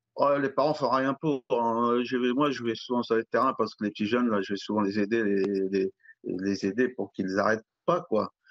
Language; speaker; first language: French; native; French